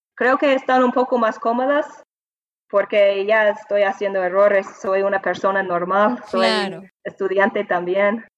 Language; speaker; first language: Spanish; non-native, learner; English